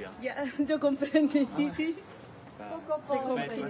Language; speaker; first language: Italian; non-native, learner; French